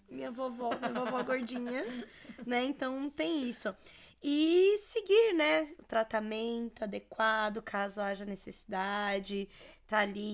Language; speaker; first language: Portuguese; native; Portuguese